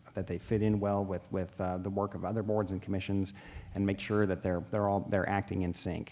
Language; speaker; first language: English; native; English